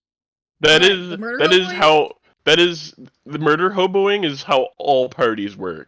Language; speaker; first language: English; native; English